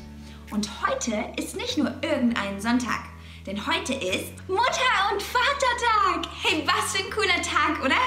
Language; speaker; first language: German; native; German